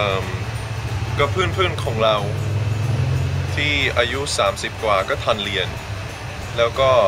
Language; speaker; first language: Thai; non-native, fluent; Dutch